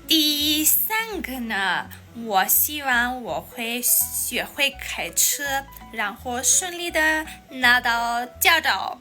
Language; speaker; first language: Chinese; non-native, fluent; Armenian